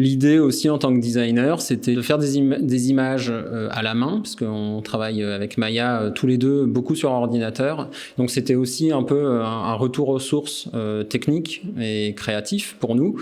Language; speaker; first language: French; native; French